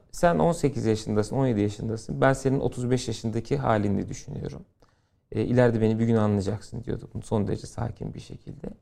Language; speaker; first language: Turkish; native; Turkish